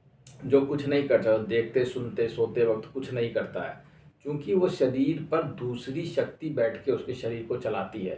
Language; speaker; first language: Hindi; native; Hindi